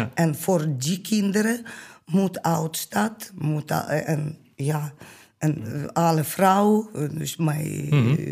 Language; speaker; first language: Dutch; non-native, learner; Ukrainian